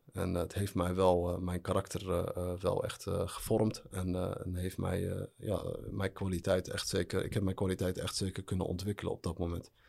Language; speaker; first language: Dutch; early bilingual, other home language; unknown